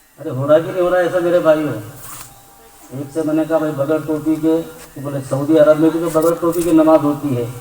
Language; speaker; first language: Urdu; native; Urdu